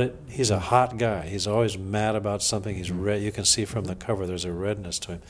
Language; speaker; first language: English; native; English